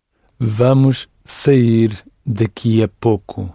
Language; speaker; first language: Portuguese; non-native, learner; English